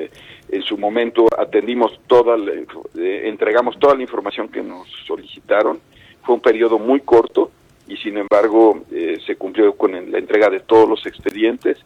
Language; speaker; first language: Spanish; native; Spanish